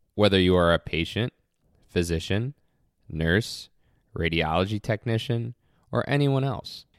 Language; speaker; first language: English; native; English